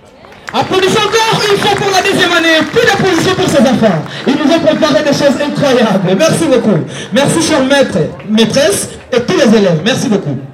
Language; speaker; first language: French; non-native, local second language; Kinyarwanda